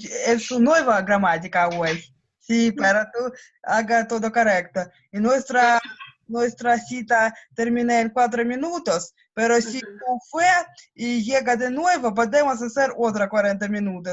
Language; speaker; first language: Spanish; non-native, learner; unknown